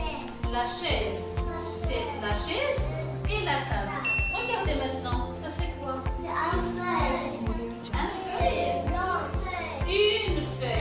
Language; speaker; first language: French; non-native, local second language; Arabic